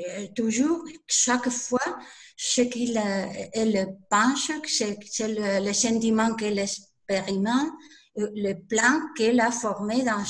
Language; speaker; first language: French; non-native, learner; Spanish